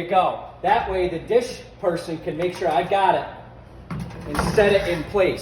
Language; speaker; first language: English; native; English